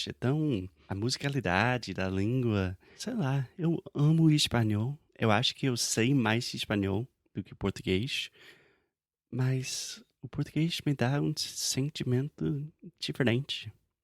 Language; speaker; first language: Portuguese; non-native, fluent; English